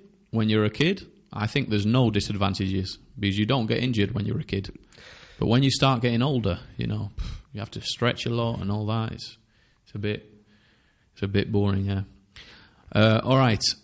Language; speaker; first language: English; native; English